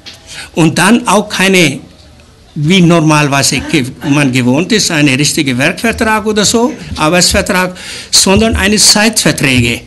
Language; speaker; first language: German; early bilingual, other home language; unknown